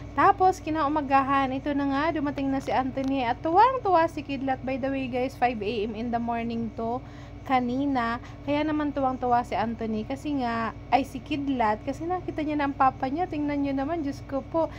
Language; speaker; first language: Filipino; non-native, local second language; Bikol